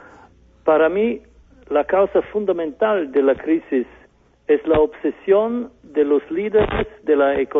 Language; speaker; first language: Spanish; non-native, fluent; German